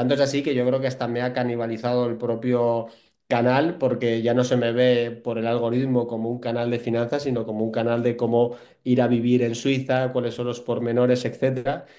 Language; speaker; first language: Spanish; native; Spanish